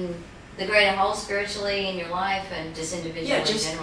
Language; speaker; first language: English; native; English